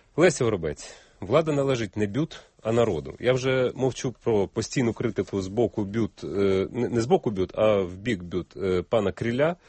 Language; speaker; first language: Ukrainian; native; Ukrainian